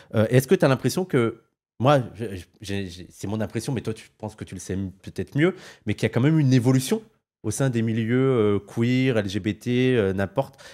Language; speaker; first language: French; native; French